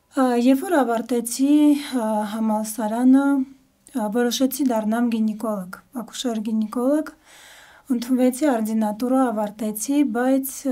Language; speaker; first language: Armenian; early bilingual, heritage; Armenian